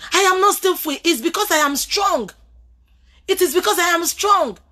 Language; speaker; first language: English; non-native, local second language; Yoruba